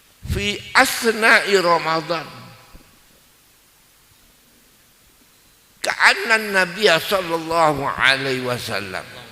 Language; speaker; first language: Arabic; non-native, fluent; Javanese